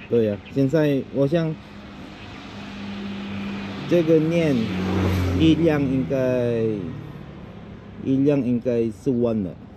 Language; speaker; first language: Chinese; non-native, learner; Filipino